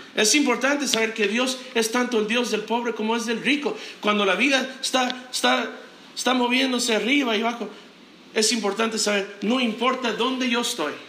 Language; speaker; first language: Spanish; non-native, fluent; English